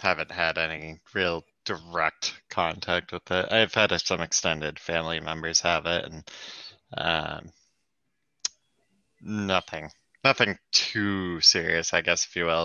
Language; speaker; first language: English; native; English